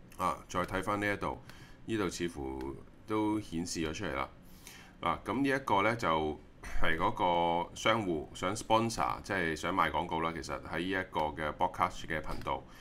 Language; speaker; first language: Cantonese; native; Cantonese